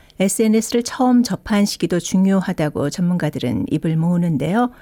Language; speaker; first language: Korean; native; Korean